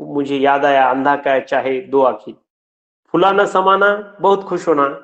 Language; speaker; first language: Hindi; non-native, local second language; Marathi